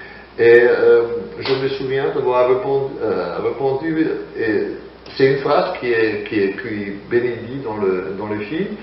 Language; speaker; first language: French; non-native, fluent; German